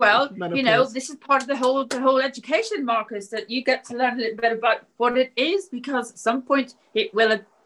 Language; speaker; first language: English; native; English